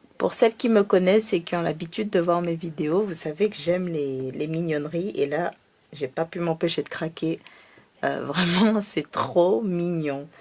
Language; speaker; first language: French; native; French